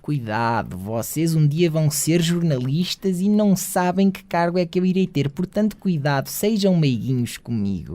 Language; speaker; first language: Portuguese; native; Portuguese